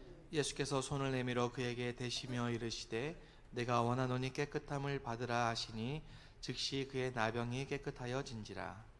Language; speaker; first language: Korean; native; Korean